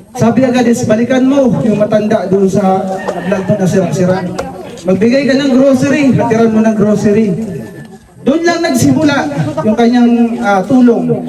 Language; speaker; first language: Filipino; non-native, local second language; Waray